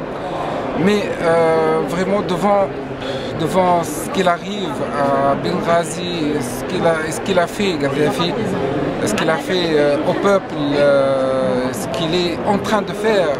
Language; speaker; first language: French; non-native, local second language; Arabic